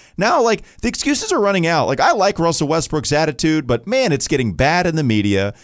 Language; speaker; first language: English; native; English